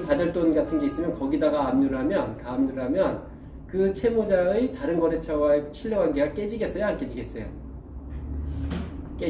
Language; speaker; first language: Korean; native; Korean